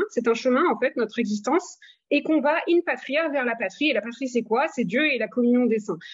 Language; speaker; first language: French; native; French